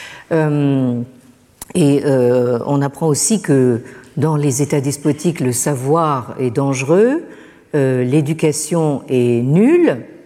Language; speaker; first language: French; native; French